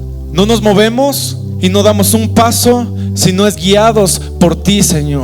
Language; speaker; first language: Spanish; native; Spanish